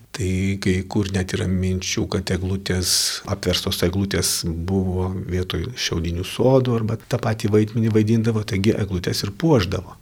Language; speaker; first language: Lithuanian; native; Lithuanian